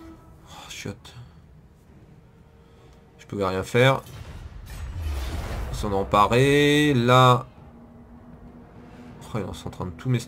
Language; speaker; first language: French; native; French